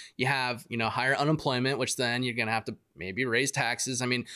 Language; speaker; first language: English; native; English